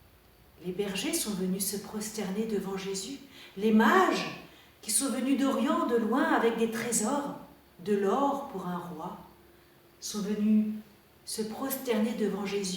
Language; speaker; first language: French; native; French